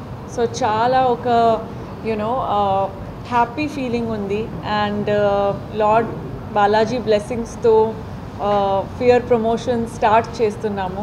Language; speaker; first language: Telugu; non-native, fluent; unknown